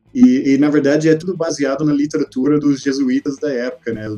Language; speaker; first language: Portuguese; non-native, fluent; English